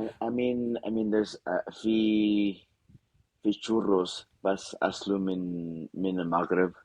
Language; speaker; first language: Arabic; non-native, learner; Spanish